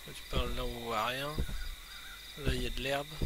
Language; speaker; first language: French; native; French